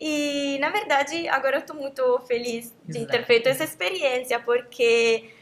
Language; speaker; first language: Portuguese; non-native, fluent; Italian